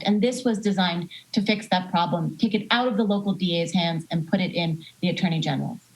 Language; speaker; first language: English; native; English